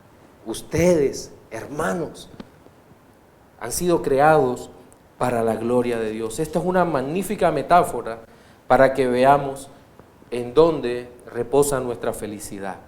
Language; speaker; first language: Spanish; native; Spanish